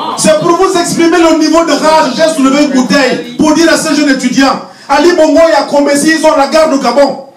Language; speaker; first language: French; non-native, local second language; Fang